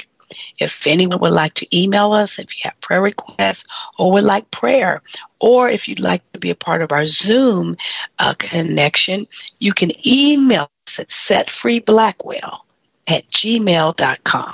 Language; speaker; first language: English; native; English